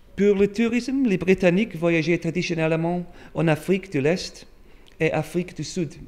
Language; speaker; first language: French; non-native, fluent; English